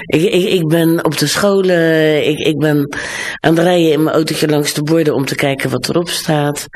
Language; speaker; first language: Dutch; native; Dutch